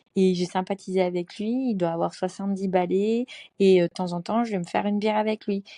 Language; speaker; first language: French; native; French